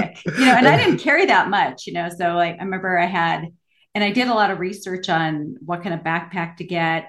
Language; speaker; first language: English; native; English